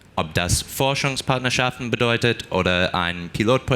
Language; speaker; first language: German; non-native, fluent; English